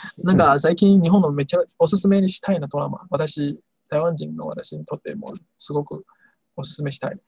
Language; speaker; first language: Japanese; non-native, learner; Chinese